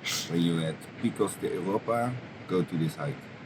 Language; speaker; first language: English; non-native, learner; Dutch